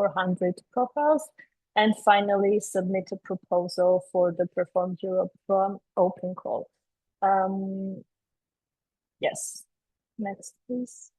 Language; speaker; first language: English; non-native, fluent; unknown